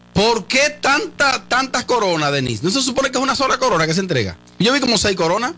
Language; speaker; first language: Spanish; native; Spanish